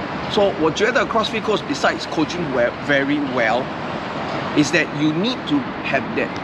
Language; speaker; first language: English; non-native, local second language; Chinese